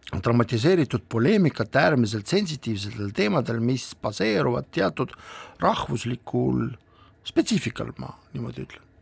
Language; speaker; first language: Estonian; non-native, local second language; Russian